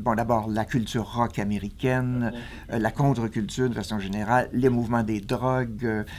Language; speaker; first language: French; native; French